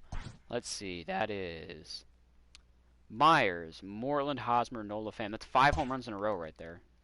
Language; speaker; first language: English; native; English